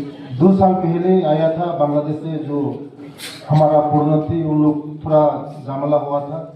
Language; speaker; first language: Hindi; non-native, local second language; Kok Borok